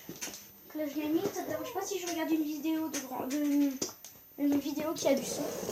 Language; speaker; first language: French; native; French